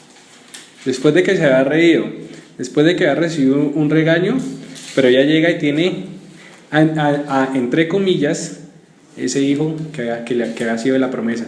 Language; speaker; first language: Spanish; native; Spanish